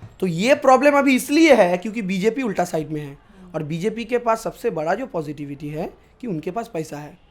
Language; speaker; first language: Hindi; non-native, local second language; Bangla